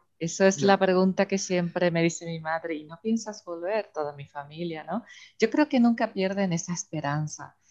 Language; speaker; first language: Spanish; native; Spanish